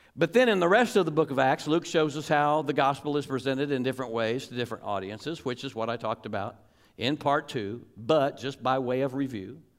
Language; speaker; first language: English; native; English